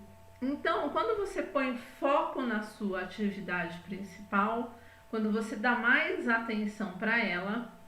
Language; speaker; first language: Portuguese; native; Portuguese